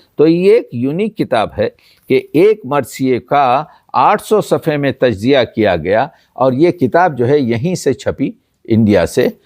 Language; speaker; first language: Urdu; native; Urdu